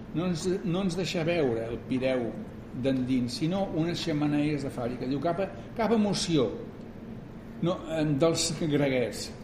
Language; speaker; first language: Catalan; native; Catalan